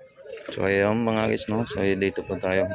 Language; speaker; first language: Filipino; native; Filipino